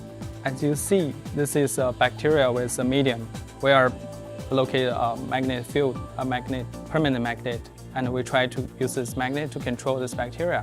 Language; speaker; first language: English; non-native, learner; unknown